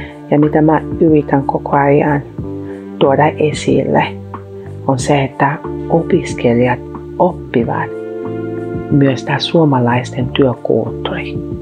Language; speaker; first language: Finnish; non-native, fluent; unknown